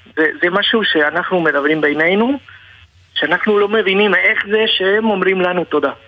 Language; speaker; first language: Hebrew; non-native, learner; Spanish